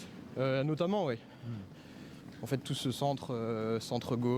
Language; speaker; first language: French; native; French